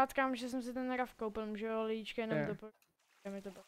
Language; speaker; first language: Czech; native; Czech